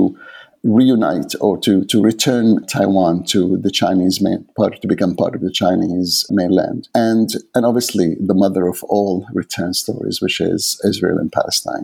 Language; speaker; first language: English; non-native, fluent; Arabic